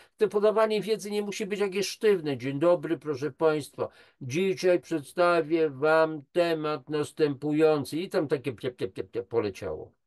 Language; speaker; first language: Polish; native; Polish